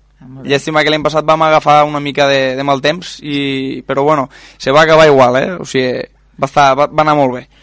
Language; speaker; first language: Catalan; native; Catalan